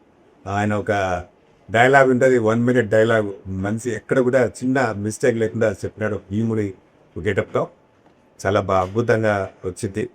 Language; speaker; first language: Telugu; native; Telugu